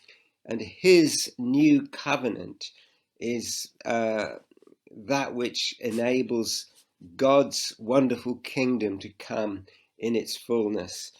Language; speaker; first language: English; native; English